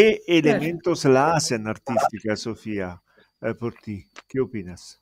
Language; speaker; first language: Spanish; non-native, learner; Italian